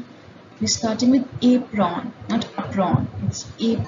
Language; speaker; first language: English; non-native, local second language; Hindi